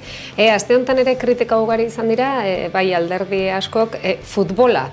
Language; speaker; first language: Basque; native; Basque